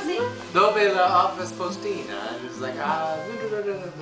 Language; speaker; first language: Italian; early bilingual, heritage; English